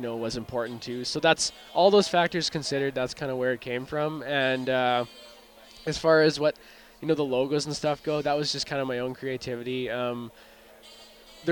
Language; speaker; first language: English; native; English